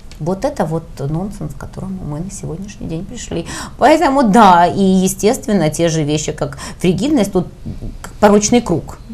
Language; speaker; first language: Russian; native; Russian